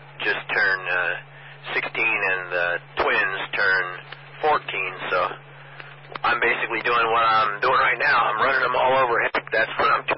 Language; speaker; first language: English; native; English